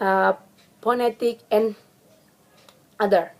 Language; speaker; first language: English; non-native, learner; Indonesian